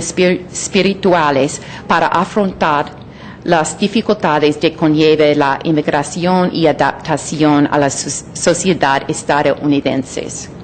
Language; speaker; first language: Spanish; non-native, fluent; English